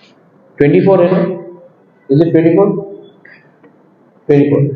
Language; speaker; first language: Hindi; non-native, local second language; Kok Borok